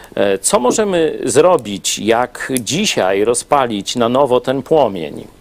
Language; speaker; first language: Polish; native; Polish